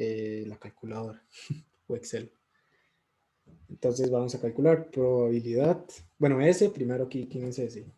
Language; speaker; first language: Spanish; native; Spanish